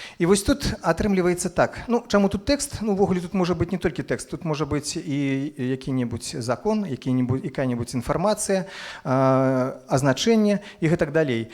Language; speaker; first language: Belarusian; non-native, local second language; Russian